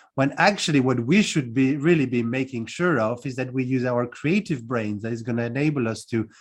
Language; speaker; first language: English; non-native, fluent; French